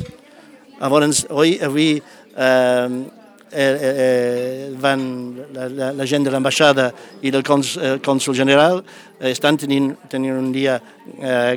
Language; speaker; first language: Catalan; non-native, fluent; English